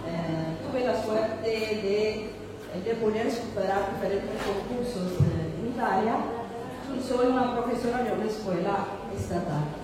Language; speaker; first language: Spanish; non-native, fluent; Amharic